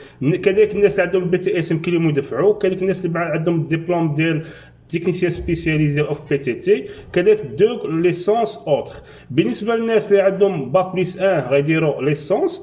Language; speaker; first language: Arabic; native; Arabic